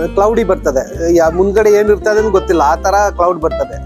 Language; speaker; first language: Kannada; non-native, local second language; Malayalam